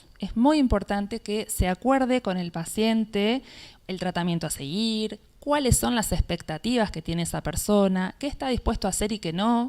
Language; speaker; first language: Spanish; native; Spanish